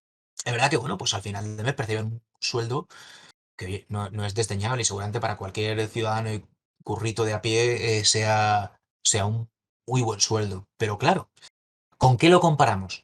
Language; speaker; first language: Spanish; native; Spanish